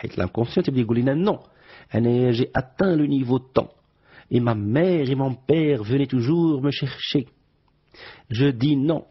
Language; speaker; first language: French; non-native, local second language; Arabic